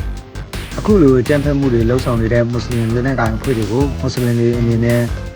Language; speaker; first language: Burmese; native; Burmese